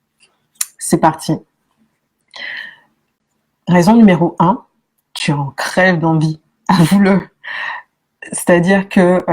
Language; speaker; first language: French; native; French